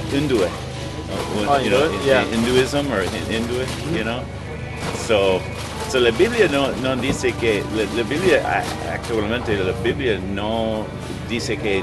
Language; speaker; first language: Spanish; non-native, learner; English